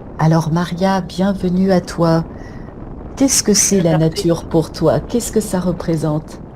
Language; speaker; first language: French; native; French